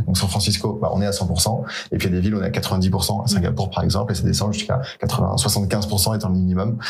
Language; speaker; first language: French; native; French